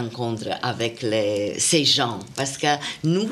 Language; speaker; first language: French; non-native, fluent; Romanian